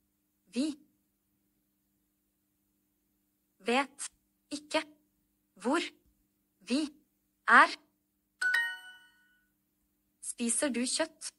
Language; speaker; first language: Norwegian; non-native, learner; Amharic